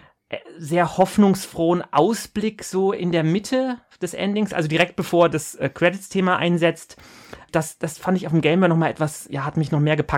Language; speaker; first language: German; native; German